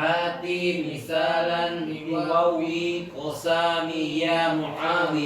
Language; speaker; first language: Arabic; non-native, learner; Indonesian